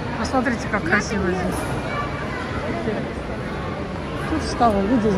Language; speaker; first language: Russian; native; Russian